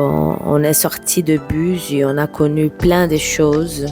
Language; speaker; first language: French; non-native, fluent; Portuguese